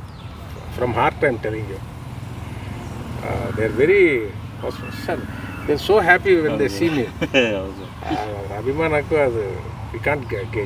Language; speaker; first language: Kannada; non-native, learner; Telugu